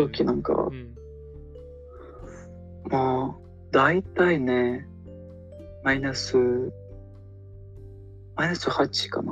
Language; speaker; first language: Japanese; non-native, learner; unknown